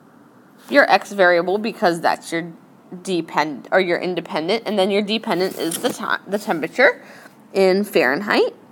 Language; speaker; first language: English; native; English